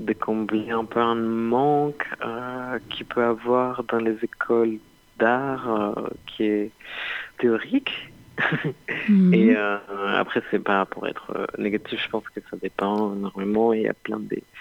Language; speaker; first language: French; non-native, fluent; Spanish